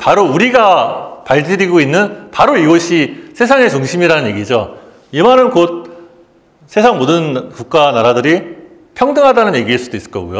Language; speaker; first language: Korean; native; Korean